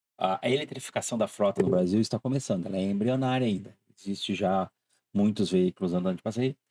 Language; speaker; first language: Portuguese; native; Portuguese